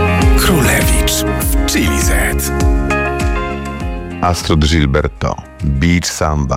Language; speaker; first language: Polish; native; Polish